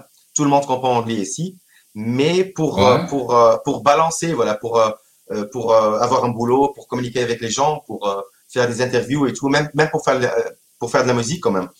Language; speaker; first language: French; non-native, local second language; Arabic